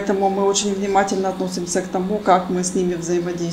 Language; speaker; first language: Russian; native; Russian